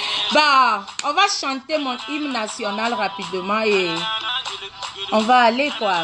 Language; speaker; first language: French; non-native, local second language; Ewe